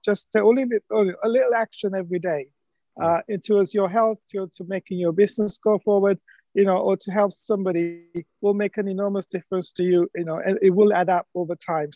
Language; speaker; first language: English; non-native, local second language; Sinhala